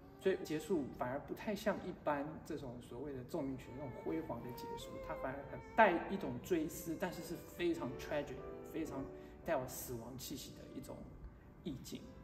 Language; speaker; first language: Chinese; native; Chinese